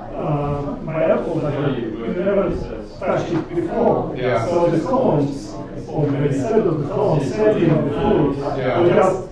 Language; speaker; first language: English; non-native, fluent; Czech